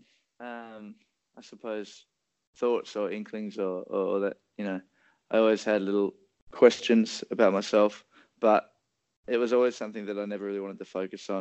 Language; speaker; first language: English; native; English